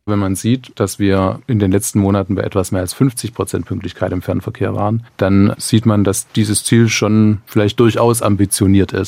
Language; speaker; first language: German; native; German